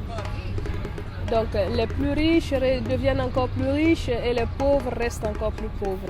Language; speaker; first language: French; non-native, local second language; Mossi